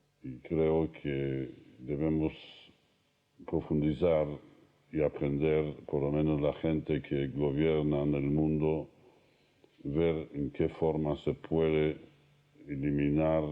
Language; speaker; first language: Spanish; non-native, fluent; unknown